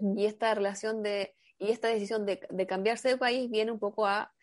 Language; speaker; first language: Spanish; native; Spanish